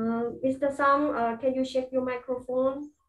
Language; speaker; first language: English; non-native, fluent; Thai